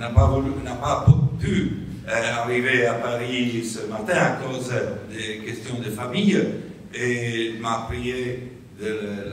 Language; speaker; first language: French; non-native, fluent; Italian